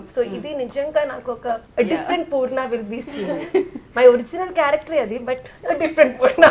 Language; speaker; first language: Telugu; non-native, learner; Malayalam